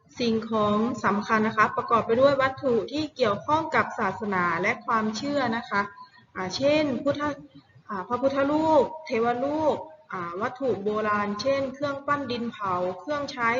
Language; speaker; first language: Thai; native; Thai